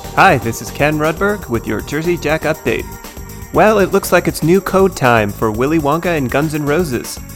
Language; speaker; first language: English; native; English